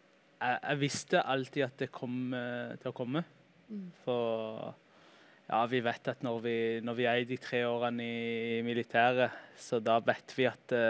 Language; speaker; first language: Norwegian; early bilingual, heritage; Norwegian